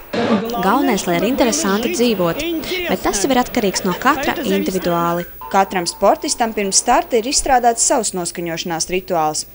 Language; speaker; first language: Latvian; native; Latvian